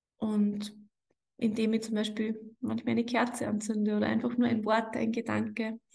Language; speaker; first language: German; native; German